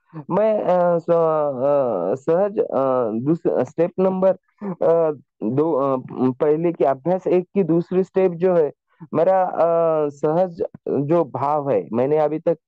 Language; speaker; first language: Hindi; non-native, local second language; Marathi